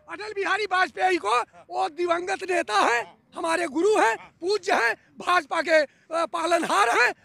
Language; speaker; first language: Hindi; native; Hindi